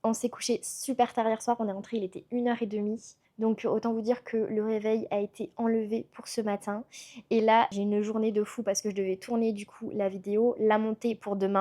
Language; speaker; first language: French; native; French